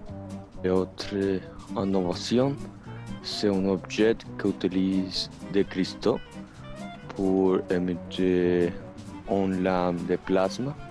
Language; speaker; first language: French; non-native, learner; Spanish